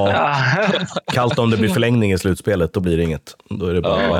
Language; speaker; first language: Swedish; native; Swedish